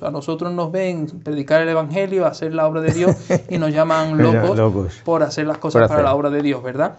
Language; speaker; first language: Spanish; native; Spanish